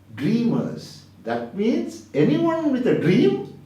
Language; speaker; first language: English; non-native, local second language; Sinhala